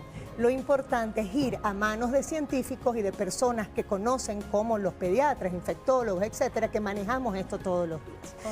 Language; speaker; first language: Spanish; native; Spanish